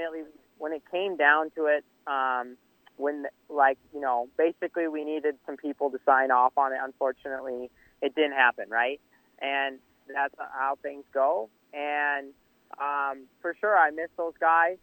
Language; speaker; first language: English; native; English